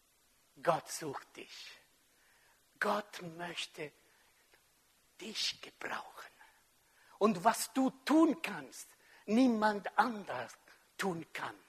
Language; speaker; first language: German; non-native, fluent; French